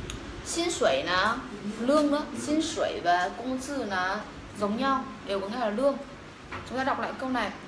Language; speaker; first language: Chinese; non-native, fluent; Vietnamese